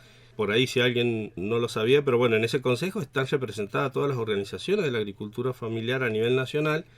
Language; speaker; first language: Spanish; native; Spanish